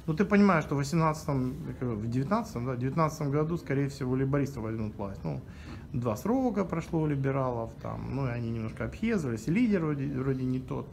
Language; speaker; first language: Russian; native; Russian